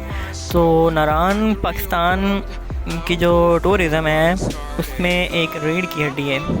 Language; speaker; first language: Urdu; native; Urdu